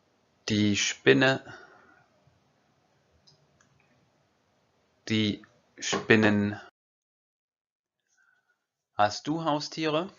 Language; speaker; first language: German; non-native, fluent; French